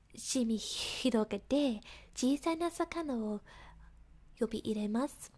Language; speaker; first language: Japanese; non-native, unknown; English